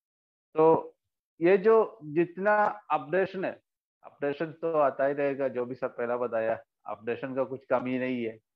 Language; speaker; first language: Hindi; non-native, local second language; Malayalam